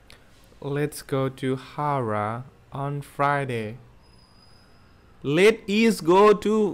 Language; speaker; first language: English; non-native, learner; Bangla